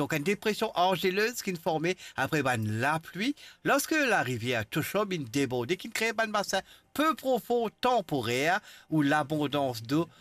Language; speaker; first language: French; non-native, local second language; Morisyen